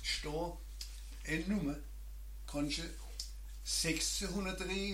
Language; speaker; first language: Danish; non-native, learner; German